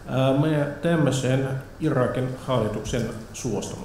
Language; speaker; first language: Finnish; non-native, fluent; Russian